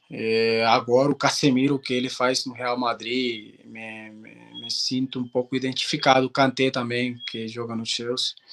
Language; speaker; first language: Portuguese; non-native, fluent; Spanish